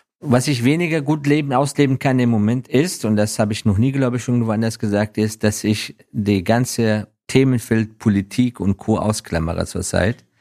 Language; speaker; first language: German; non-native, fluent; Persian